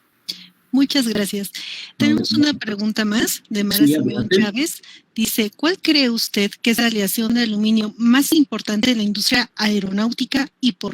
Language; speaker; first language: Spanish; native; Spanish